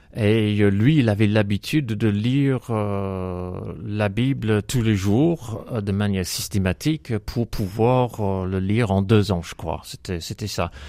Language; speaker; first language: French; non-native, fluent; English